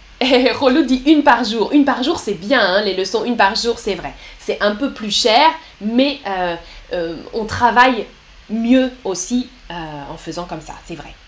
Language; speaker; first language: French; native; French